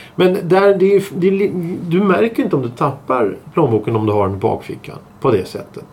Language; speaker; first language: Swedish; native; Swedish